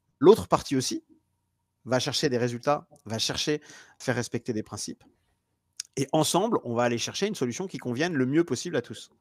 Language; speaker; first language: French; native; French